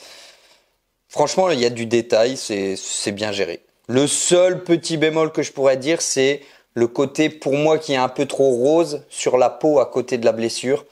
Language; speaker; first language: French; native; French